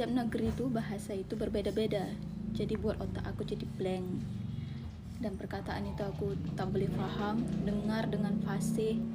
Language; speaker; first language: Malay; non-native, learner; Indonesian